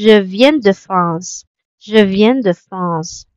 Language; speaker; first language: French; non-native, local second language; Filipino